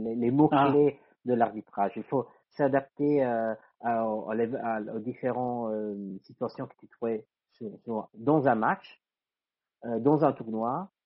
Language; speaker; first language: French; non-native, fluent; Italian